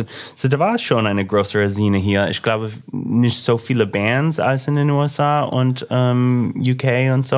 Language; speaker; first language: German; non-native, fluent; English